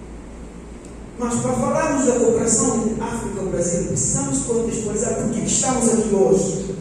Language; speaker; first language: Portuguese; non-native, local second language; Upper Guinea Crioulo